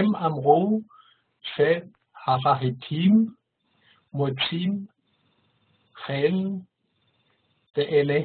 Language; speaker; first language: Hebrew; non-native, learner; German